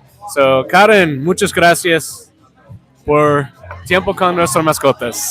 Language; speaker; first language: Spanish; non-native, learner; English